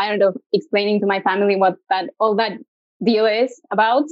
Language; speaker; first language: English; non-native, fluent; Spanish